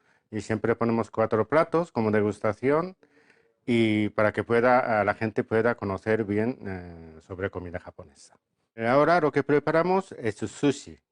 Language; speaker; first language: Spanish; non-native, fluent; Japanese